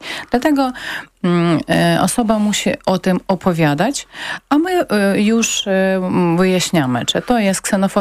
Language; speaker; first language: Polish; non-native, learner; Ukrainian